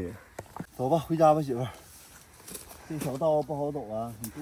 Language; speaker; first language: Chinese; native; Chinese